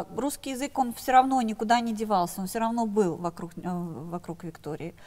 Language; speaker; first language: Russian; native; Russian